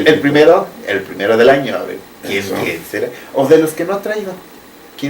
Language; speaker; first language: Spanish; native; Spanish